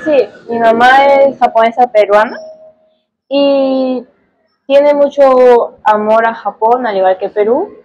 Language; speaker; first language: Spanish; early bilingual, heritage; Spanish